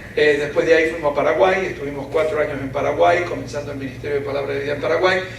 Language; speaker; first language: Spanish; early bilingual, other home language; Ukrainian